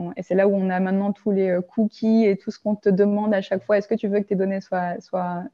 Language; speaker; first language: French; native; French